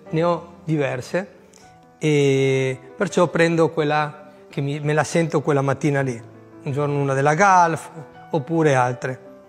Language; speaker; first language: Italian; non-native, fluent; Spanish